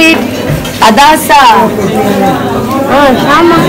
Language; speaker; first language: Hebrew; non-native, learner; Nepali